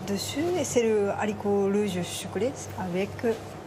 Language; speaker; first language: French; non-native, learner; Japanese